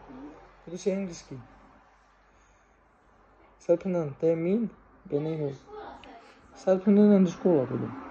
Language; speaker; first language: Danish; non-native, learner; Serbian